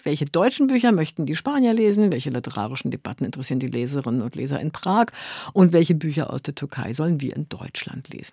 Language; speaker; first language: German; native; German